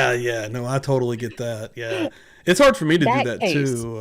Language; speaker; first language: English; native; English